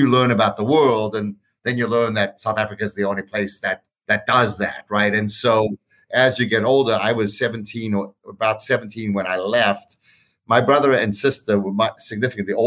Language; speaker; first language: English; native; English